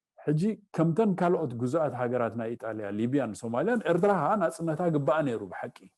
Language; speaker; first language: Tigrinya; native; Tigrinya